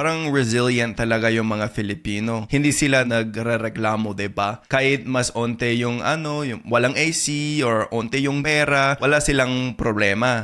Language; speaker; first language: Filipino; non-native, fluent; English